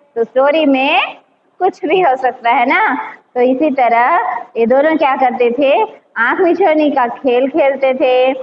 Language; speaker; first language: Hindi; non-native, local second language; Telugu